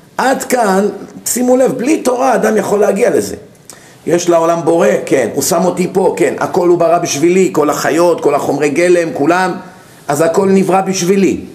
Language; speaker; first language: Hebrew; native; Hebrew